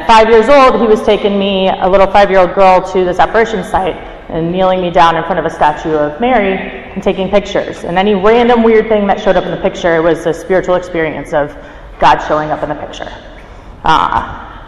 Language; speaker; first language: English; native; English